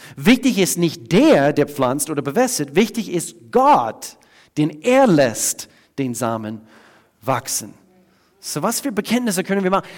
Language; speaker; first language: German; non-native, fluent; English